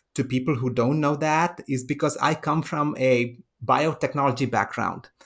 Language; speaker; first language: English; non-native, local second language; Malayalam